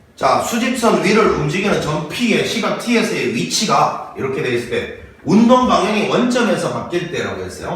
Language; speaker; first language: Korean; native; Korean